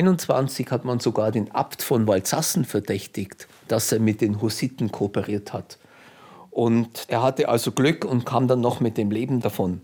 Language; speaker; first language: German; native; German